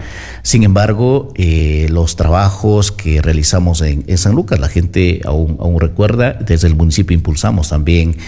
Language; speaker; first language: Spanish; native; Spanish